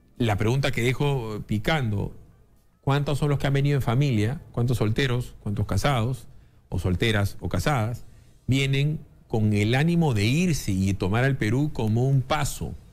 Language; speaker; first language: Spanish; native; Spanish